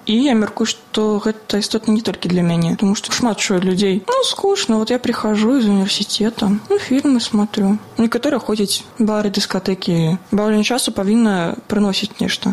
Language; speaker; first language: Belarusian; native; Belarusian